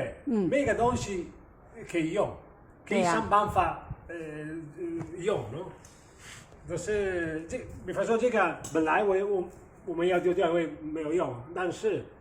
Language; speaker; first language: Chinese; non-native, fluent; Italian